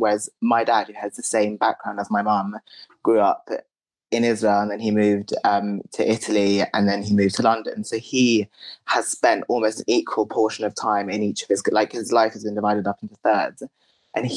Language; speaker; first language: English; native; English